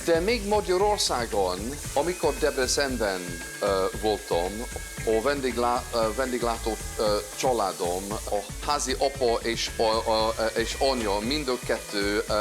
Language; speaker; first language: Hungarian; non-native, fluent; English